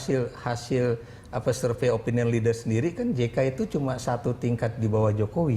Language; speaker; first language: Indonesian; native; Indonesian